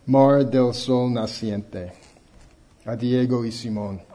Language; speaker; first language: Spanish; non-native, fluent; English